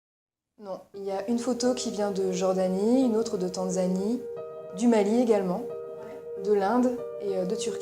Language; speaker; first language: French; native; French